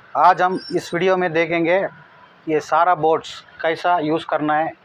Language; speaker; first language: Hindi; non-native, local second language; Telugu